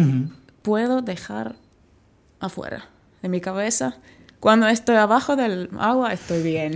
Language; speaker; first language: Spanish; non-native, learner; Finnish